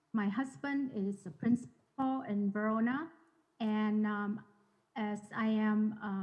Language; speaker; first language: English; non-native, fluent; Thai